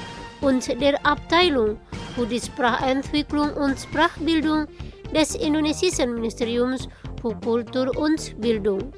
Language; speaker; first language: German; non-native, fluent; Indonesian